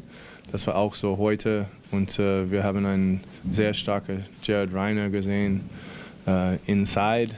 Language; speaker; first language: German; non-native, fluent; English